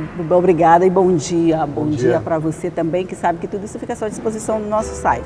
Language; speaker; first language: Portuguese; native; Portuguese